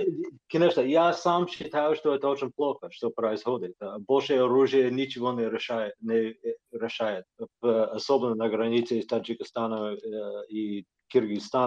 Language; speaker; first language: Russian; non-native, fluent; English